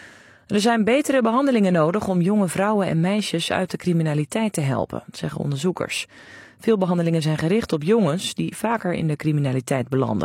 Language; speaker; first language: Dutch; native; Dutch